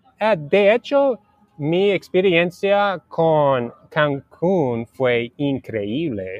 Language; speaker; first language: Spanish; non-native, learner; English